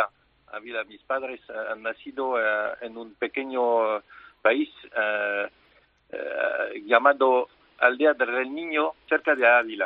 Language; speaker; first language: Spanish; early bilingual, heritage; French